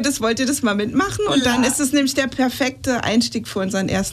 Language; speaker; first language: German; native; German